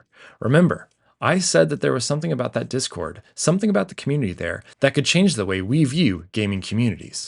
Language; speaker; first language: English; native; English